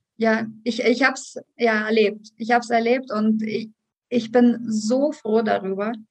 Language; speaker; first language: German; early bilingual, other home language; Russian